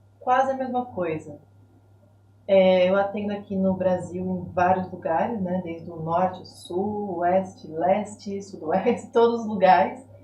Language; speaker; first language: Portuguese; native; Portuguese